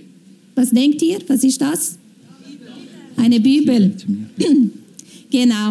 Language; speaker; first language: German; non-native, fluent; Portuguese